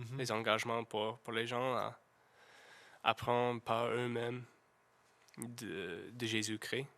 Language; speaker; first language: French; non-native, learner; English